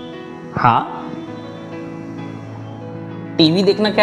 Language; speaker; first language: Hindi; native; Hindi